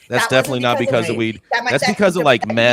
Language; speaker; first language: English; native; English